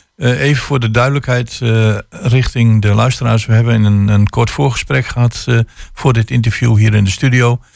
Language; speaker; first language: Dutch; native; Dutch